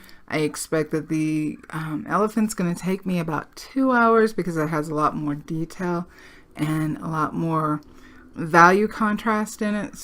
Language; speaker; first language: English; native; English